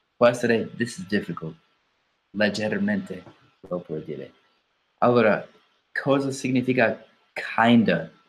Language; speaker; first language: Italian; non-native, fluent; English